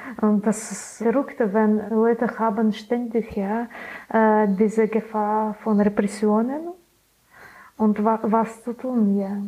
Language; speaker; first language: German; non-native, learner; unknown